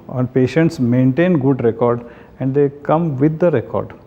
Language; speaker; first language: English; non-native, local second language; Kannada